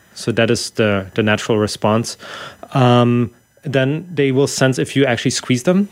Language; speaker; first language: English; non-native, fluent; German